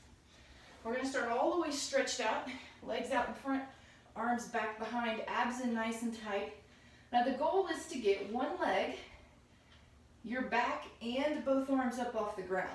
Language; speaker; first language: English; native; English